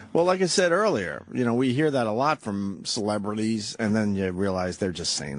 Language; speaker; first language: English; native; English